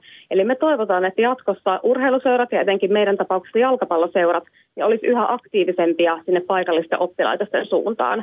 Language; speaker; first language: Finnish; native; Finnish